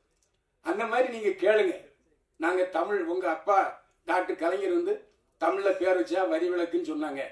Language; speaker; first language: Tamil; native; Tamil